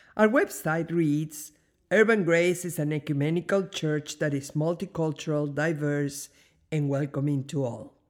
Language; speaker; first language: English; non-native, fluent; Spanish